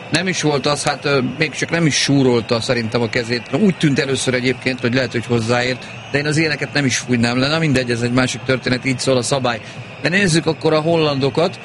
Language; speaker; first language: Hungarian; native; Hungarian